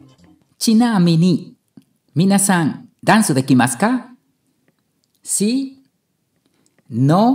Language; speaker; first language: Japanese; non-native, fluent; Spanish